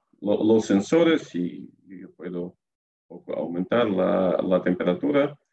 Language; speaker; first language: Spanish; non-native, learner; Russian